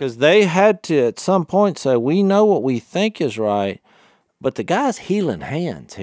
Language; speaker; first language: English; native; English